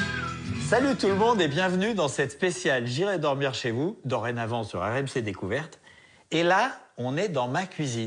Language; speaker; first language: French; native; French